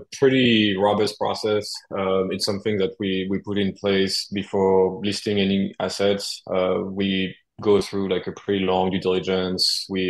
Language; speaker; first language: English; non-native, fluent; French